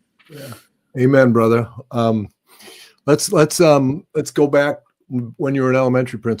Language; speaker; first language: English; native; English